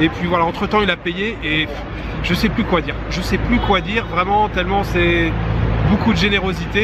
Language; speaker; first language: French; native; French